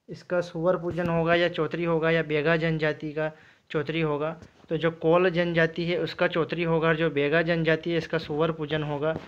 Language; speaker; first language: Hindi; native; Hindi